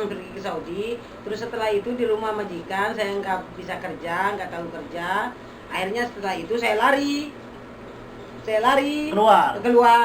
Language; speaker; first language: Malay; non-native, local second language; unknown